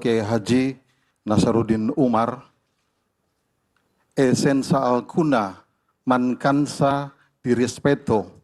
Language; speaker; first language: Italian; non-native, learner; Indonesian